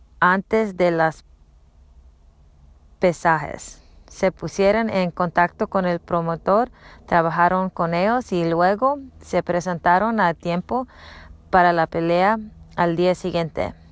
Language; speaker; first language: Spanish; non-native, learner; English